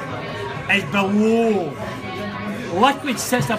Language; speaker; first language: English; native; English